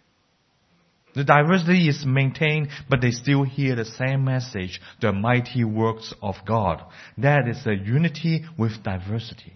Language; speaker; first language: English; non-native, fluent; Cantonese